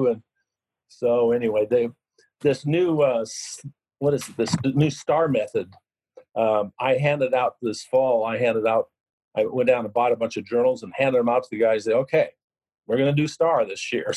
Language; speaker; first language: English; native; English